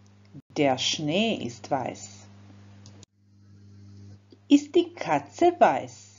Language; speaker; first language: German; non-native, fluent; Croatian